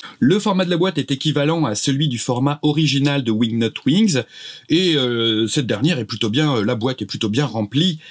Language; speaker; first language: French; native; French